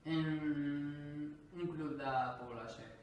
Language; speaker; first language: Catalan; non-native, learner; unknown